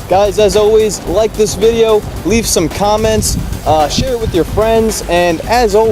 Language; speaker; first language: English; native; English